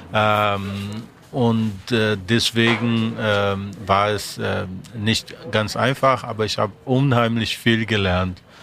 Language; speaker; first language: German; non-native, fluent; Portuguese